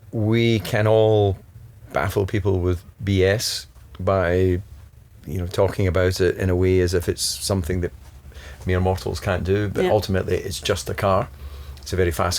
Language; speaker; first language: English; native; English